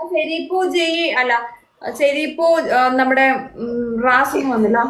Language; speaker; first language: Malayalam; native; Malayalam